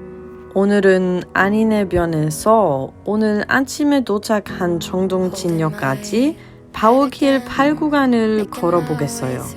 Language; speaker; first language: Korean; non-native, learner; German